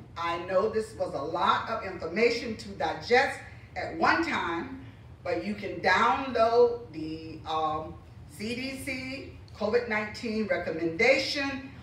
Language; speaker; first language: English; native; English